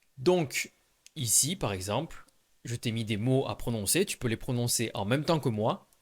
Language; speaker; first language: French; native; French